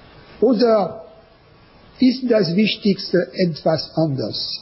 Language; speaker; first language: German; non-native, learner; French